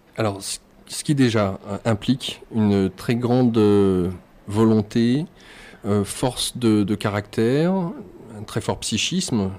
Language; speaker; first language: French; native; French